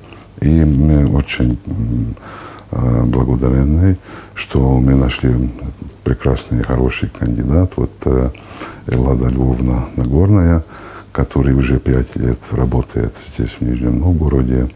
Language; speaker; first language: Russian; non-native, fluent; Hungarian